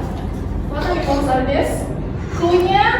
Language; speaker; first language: English; non-native, learner; Indonesian